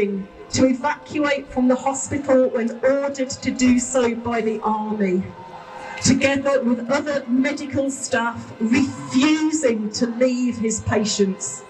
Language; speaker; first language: English; native; English